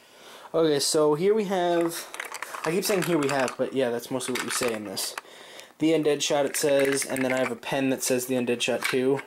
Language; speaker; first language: English; native; English